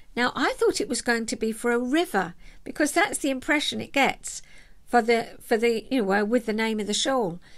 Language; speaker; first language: English; native; English